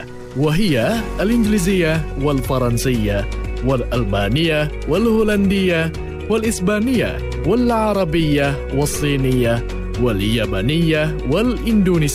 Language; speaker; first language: Arabic; non-native, fluent; Indonesian